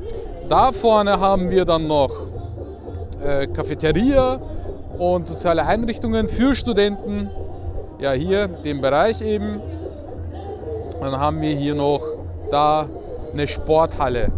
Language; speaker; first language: German; native; German